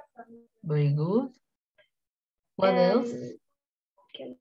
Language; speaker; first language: English; non-native, learner; Spanish